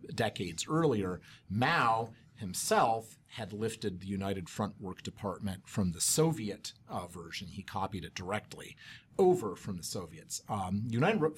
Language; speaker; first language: English; native; English